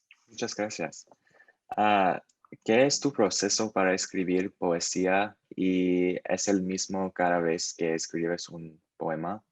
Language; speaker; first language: Spanish; non-native, learner; English